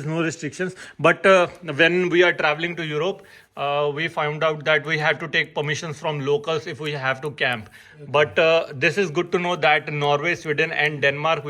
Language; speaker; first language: English; non-native, local second language; Hindi